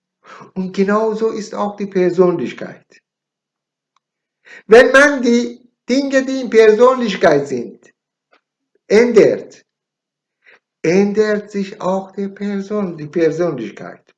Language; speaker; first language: German; non-native, learner; Persian